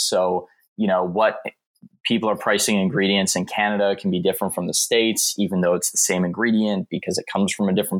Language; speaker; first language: English; native; English